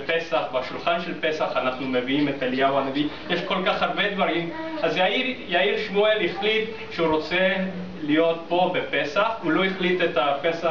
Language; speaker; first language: Hebrew; non-native, fluent; English